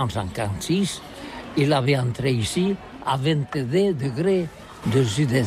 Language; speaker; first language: French; non-native, learner; Catalan